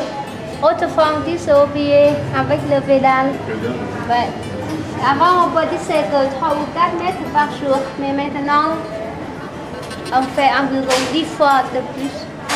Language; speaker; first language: French; non-native, fluent; Vietnamese